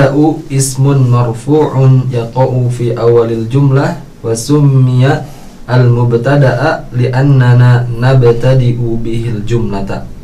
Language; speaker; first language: Arabic; non-native, fluent; Indonesian